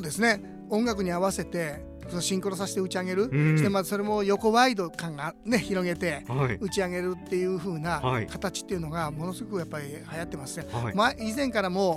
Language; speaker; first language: Japanese; native; Japanese